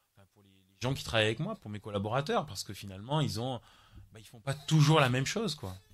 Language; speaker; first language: French; native; French